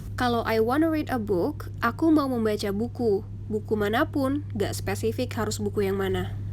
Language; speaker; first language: Indonesian; native; Indonesian